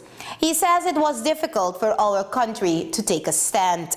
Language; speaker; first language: English; non-native, fluent; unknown